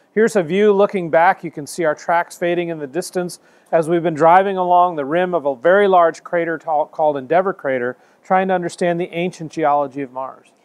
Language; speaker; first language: English; native; English